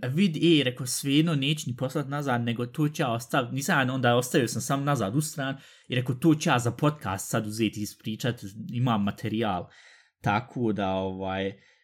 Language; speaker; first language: Bosnian; native; Bosnian